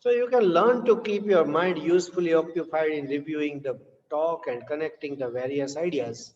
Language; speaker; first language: English; non-native, local second language; Gujarati